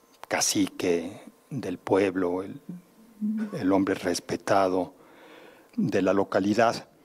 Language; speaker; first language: Spanish; native; Spanish